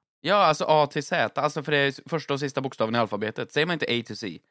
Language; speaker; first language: Swedish; native; Swedish